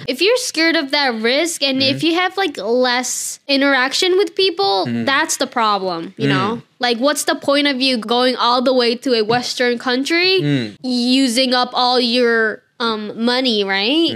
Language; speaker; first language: English; non-native, fluent; Japanese